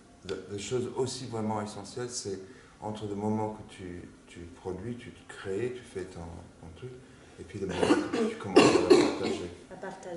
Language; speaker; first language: French; non-native, fluent; English